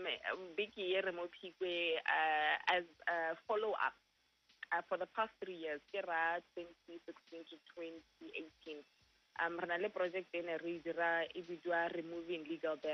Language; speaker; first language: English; non-native, local second language; Tswana